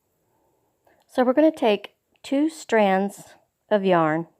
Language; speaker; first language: English; native; English